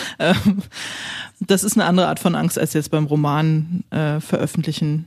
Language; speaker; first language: German; native; German